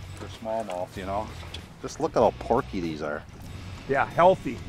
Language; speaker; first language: English; native; English